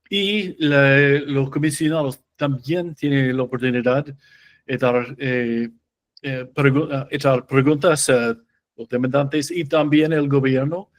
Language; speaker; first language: Spanish; non-native, fluent; English